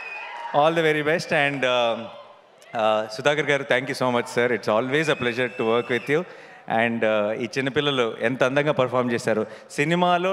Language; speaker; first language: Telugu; native; Telugu